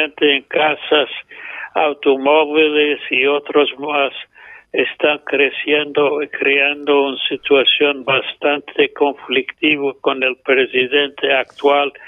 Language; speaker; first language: Spanish; non-native, fluent; English